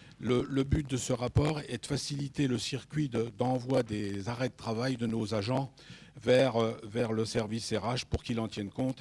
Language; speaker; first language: French; native; French